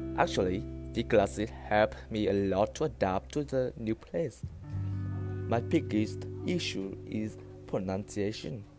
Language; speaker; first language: English; non-native, learner; Vietnamese